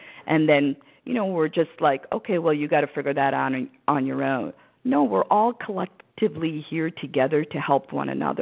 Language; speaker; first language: English; early bilingual, other home language; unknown